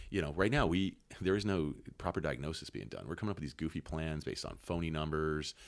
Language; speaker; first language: English; native; English